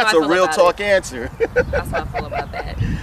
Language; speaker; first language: English; native; English